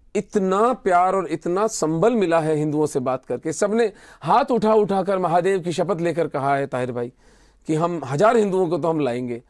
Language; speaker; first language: Hindi; native; Hindi